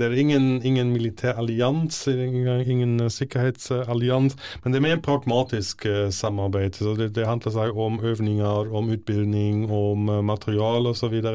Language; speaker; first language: Norwegian; non-native, fluent; German